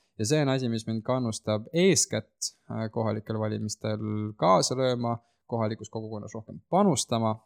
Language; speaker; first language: Estonian; native; Estonian